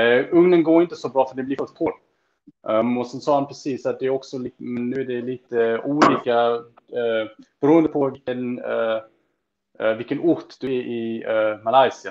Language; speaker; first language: Swedish; early bilingual, heritage; Swedish